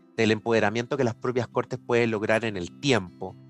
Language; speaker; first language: Spanish; native; Spanish